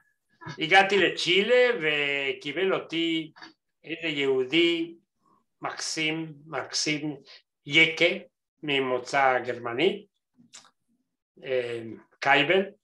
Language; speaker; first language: Hebrew; non-native, fluent; Spanish